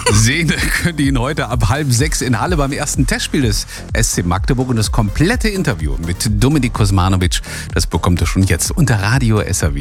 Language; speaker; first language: German; native; German